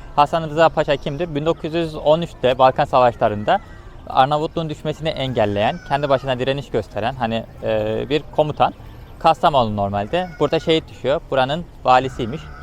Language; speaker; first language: Turkish; native; Turkish